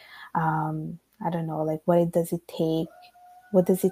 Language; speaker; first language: English; non-native, fluent; Italian